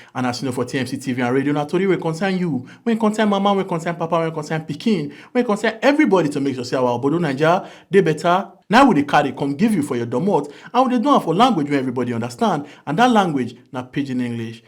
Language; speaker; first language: Nigerian Pidgin; native; Nigerian Pidgin